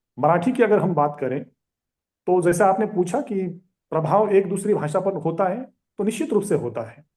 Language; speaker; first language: Hindi; non-native, local second language; Marathi